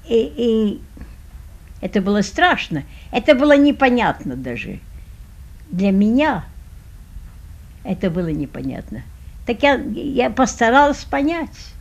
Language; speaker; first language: Russian; early bilingual, heritage; Russian